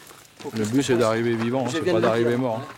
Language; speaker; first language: French; native; French